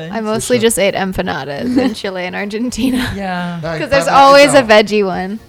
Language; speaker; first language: English; native; English